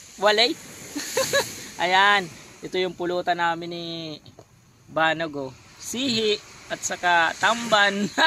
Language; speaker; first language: Filipino; non-native, local second language; Bikol